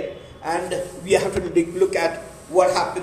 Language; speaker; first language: English; non-native, local second language; Marathi